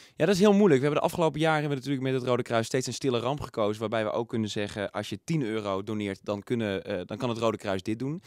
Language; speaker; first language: Dutch; native; Dutch